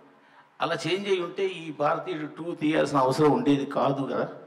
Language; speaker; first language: Telugu; native; Telugu